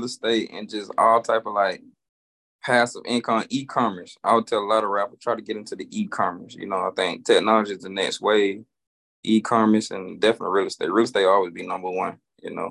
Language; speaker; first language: English; native; English